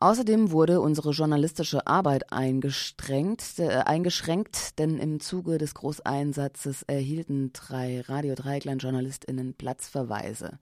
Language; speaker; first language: German; native; German